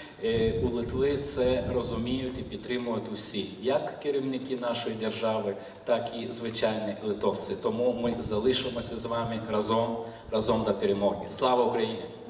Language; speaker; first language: Ukrainian; non-native, learner; Lithuanian